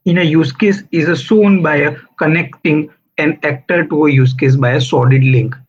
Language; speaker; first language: English; non-native, local second language; Gujarati